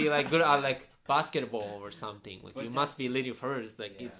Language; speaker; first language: English; non-native, fluent; Japanese